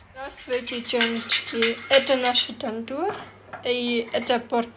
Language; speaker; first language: Russian; early bilingual, heritage; Russian